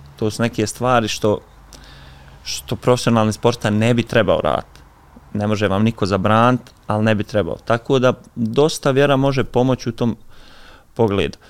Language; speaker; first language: Bosnian; native; Bosnian